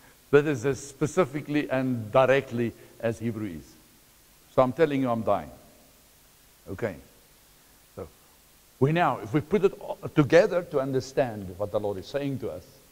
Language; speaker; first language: English; non-native, local second language; Afrikaans